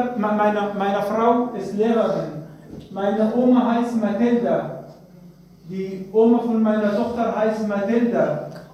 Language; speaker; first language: German; non-native, fluent; Arabic